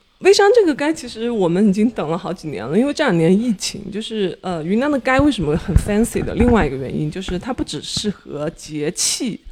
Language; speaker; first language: Chinese; native; Chinese